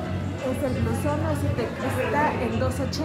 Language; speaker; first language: Spanish; native; Spanish